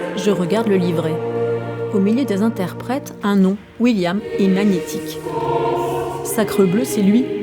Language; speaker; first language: French; native; French